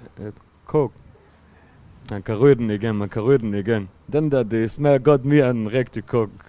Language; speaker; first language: Danish; non-native, learner; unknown